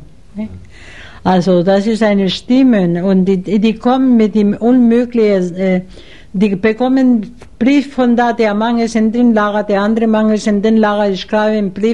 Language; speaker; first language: German; non-native, fluent; Spanish